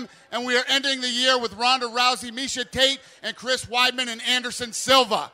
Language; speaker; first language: English; native; English